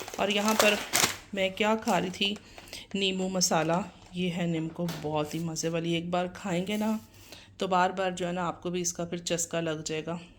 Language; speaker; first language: Urdu; non-native, local second language; Punjabi